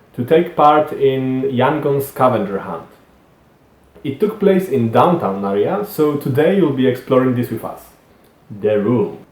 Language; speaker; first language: English; non-native, fluent; Polish